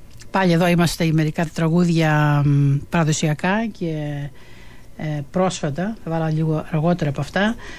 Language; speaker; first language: Greek; native; Greek